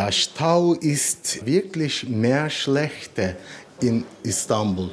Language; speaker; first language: German; non-native, learner; Turkish